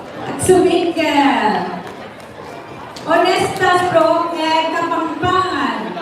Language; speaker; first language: Swedish; non-native, fluent; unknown